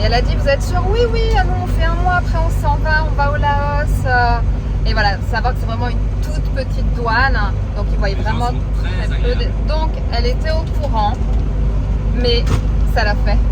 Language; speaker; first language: French; native; French